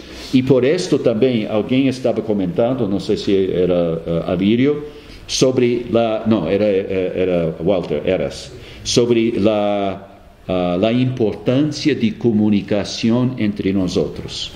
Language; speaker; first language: Spanish; non-native, fluent; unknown